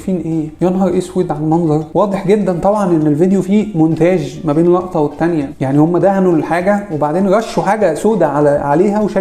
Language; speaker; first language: Arabic; native; Arabic